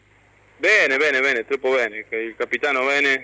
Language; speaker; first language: Italian; non-native, learner; Spanish